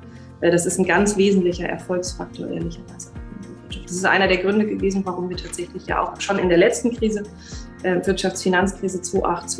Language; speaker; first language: German; native; German